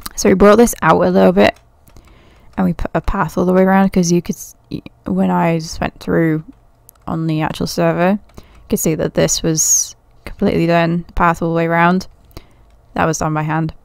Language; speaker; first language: English; native; English